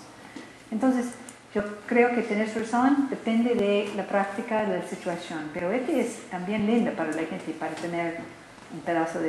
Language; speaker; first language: Spanish; non-native, learner; English